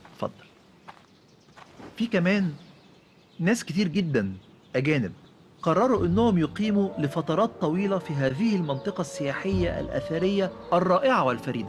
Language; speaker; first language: Arabic; native; Arabic